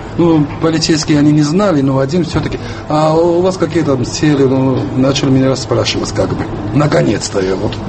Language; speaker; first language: Russian; non-native, local second language; Georgian